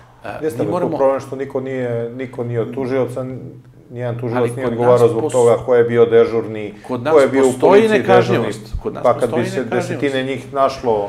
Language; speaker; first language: Serbian; native; Serbian